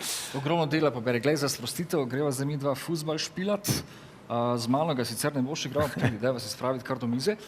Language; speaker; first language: Slovenian; native; Slovenian